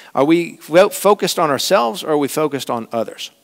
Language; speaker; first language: English; native; English